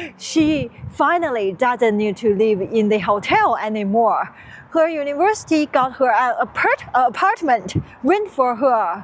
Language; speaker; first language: English; non-native, learner; Chinese